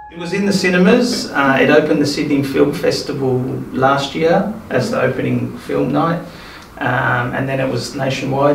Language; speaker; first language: English; early bilingual, other home language; Spanish